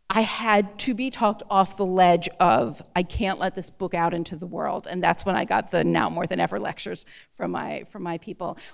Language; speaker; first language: English; native; English